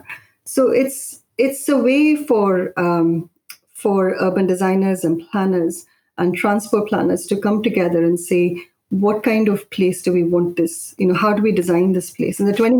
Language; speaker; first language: English; non-native, local second language; Malayalam